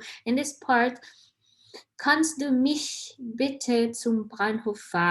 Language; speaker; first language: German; non-native, fluent; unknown